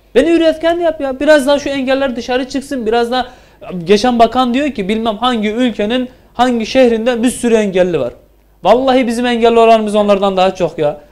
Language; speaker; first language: Turkish; native; Turkish